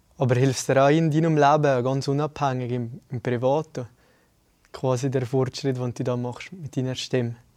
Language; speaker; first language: German; native; German